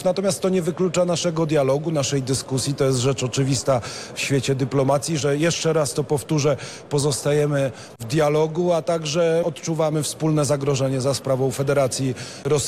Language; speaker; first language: Polish; native; Polish